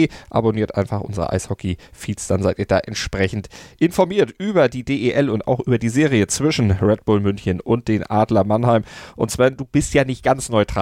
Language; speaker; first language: German; native; German